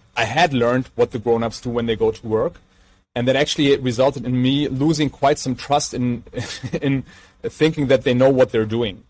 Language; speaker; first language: English; non-native, fluent; German